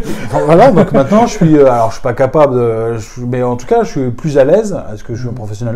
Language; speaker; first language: French; native; French